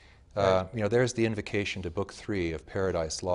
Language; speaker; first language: English; native; English